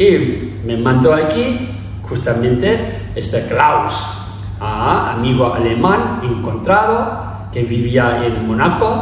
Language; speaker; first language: Spanish; non-native, learner; Tibetan